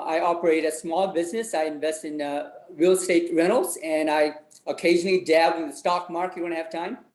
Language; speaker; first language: English; early bilingual, other home language; Vietnamese